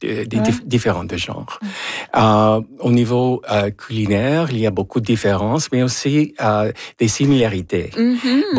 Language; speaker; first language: French; non-native, fluent; Spanish